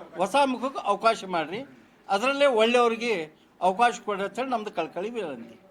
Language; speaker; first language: Kannada; non-native, local second language; Urdu